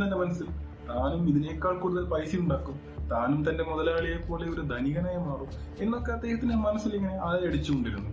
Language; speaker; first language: Malayalam; native; Malayalam